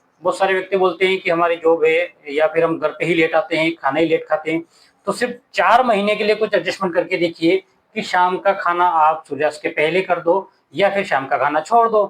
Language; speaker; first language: Hindi; native; Hindi